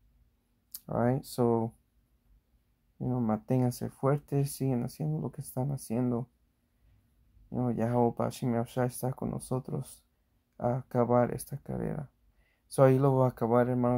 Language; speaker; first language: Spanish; early bilingual, heritage; Spanish